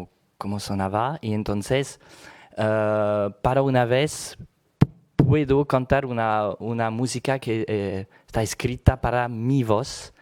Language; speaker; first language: Spanish; non-native, fluent; French